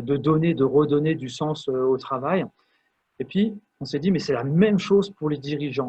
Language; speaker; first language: French; native; French